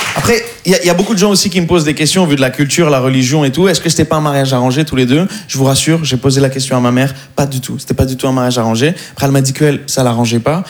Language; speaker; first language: French; native; French